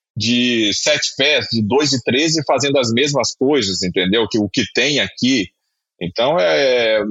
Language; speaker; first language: Portuguese; native; Portuguese